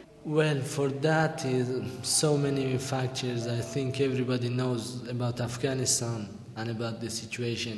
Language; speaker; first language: English; non-native, learner; Persian